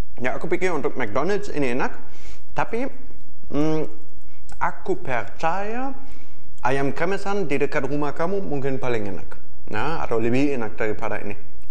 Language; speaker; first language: Indonesian; non-native, fluent; German